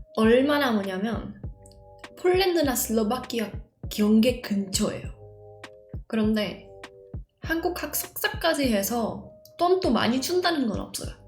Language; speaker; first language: Korean; non-native, fluent; Czech